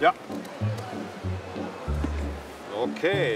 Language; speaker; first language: German; native; German